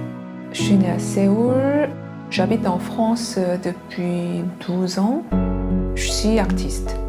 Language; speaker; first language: French; non-native, fluent; Korean